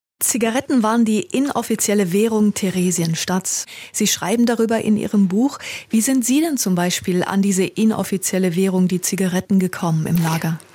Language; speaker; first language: German; native; German